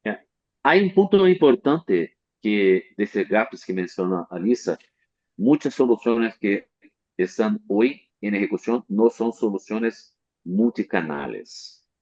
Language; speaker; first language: Spanish; non-native, learner; Portuguese